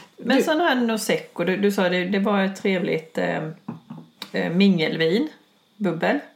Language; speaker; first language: Swedish; native; Swedish